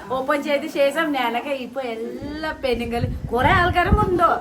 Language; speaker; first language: Malayalam; non-native, learner; Nepali